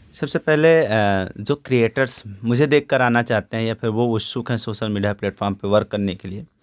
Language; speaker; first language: Hindi; native; Hindi